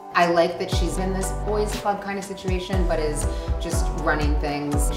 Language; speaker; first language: English; native; English